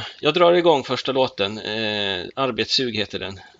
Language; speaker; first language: Swedish; native; Swedish